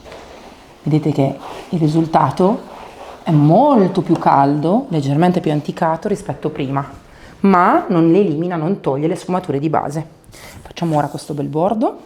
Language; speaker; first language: Italian; native; Italian